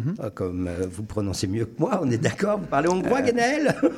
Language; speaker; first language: French; native; French